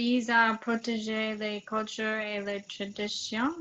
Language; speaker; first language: French; non-native, learner; English